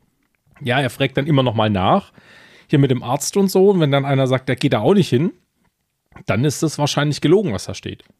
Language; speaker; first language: German; native; German